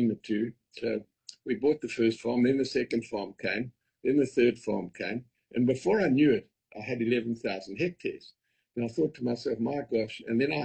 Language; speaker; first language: English; native; English